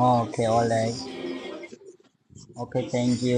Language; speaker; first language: English; non-native, learner; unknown